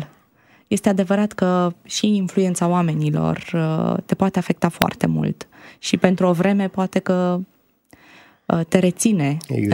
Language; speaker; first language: Romanian; native; Romanian